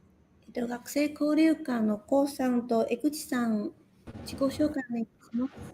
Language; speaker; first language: Japanese; non-native, local second language; Chinese